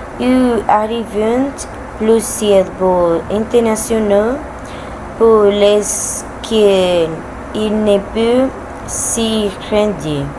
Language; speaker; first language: French; non-native, learner; Spanish